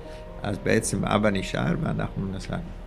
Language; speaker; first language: Hebrew; early bilingual, other home language; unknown